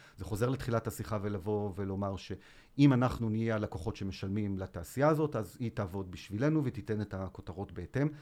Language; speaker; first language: Hebrew; native; Hebrew